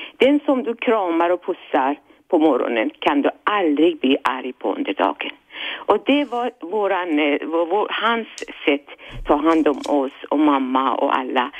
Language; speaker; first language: Swedish; non-native, fluent; Persian